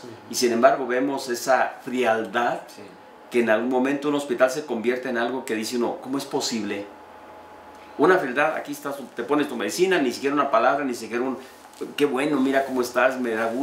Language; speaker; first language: Spanish; native; Spanish